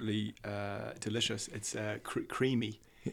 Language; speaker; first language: English; native; English